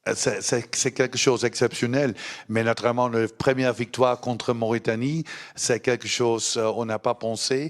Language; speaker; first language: French; non-native, learner; Dutch